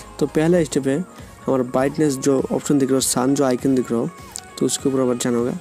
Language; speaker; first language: Hindi; non-native, local second language; Bangla